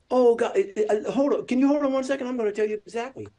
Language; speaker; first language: English; native; English